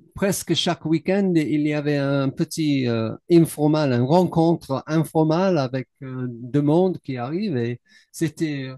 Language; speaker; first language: French; non-native, learner; English